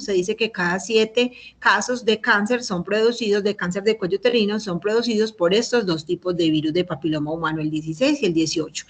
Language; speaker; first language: Spanish; native; Spanish